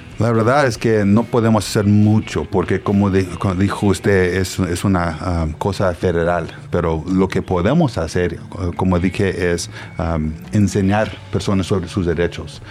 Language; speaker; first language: Spanish; non-native, learner; English